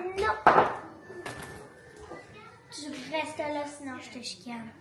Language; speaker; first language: French; native; French